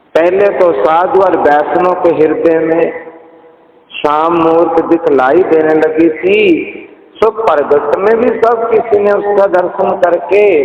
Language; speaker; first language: Hindi; non-native, local second language; Punjabi